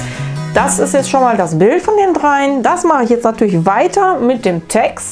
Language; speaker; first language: German; native; German